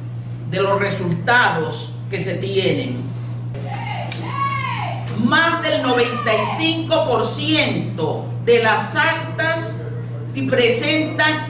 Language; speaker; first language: Spanish; native; Spanish